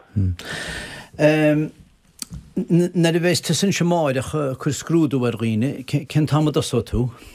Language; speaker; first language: Irish; native; Irish